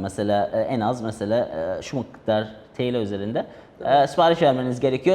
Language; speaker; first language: Turkish; non-native, fluent; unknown